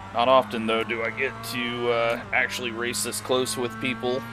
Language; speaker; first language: English; native; English